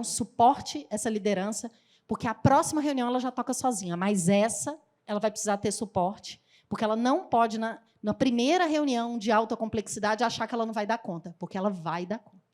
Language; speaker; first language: Portuguese; native; Portuguese